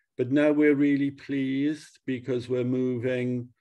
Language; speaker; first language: English; native; English